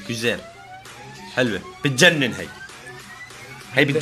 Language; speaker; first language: Arabic; native; Arabic